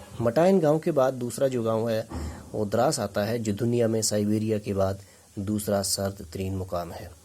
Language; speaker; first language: Urdu; native; Urdu